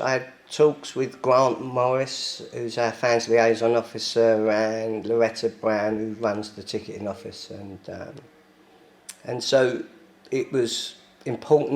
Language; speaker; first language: English; native; English